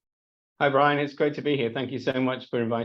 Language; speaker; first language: English; native; English